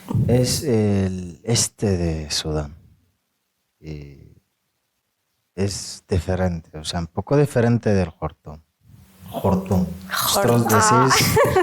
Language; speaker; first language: Spanish; non-native, fluent; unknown